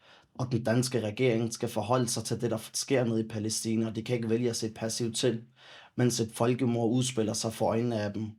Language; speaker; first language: Danish; early bilingual, other home language; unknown